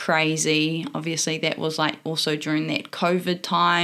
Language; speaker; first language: English; native; English